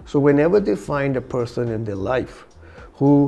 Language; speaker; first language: English; non-native, local second language; Urdu